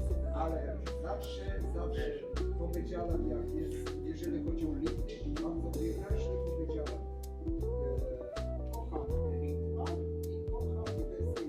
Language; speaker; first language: Polish; non-native, learner; Armenian